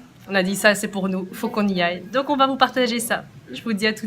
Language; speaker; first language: French; native; French